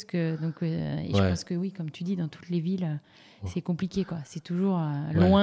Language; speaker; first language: French; native; French